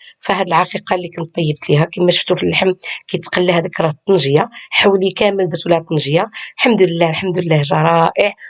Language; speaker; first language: Arabic; native; Arabic